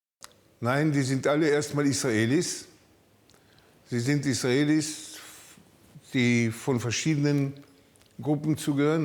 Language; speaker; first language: German; early bilingual, heritage; German